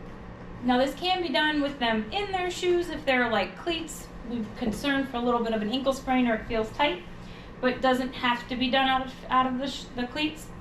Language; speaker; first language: English; native; English